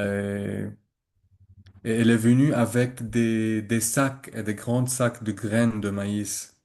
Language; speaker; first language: French; non-native, learner; Arabic